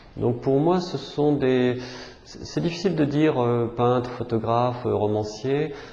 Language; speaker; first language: French; native; French